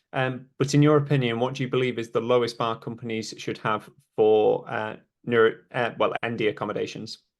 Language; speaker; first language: English; native; English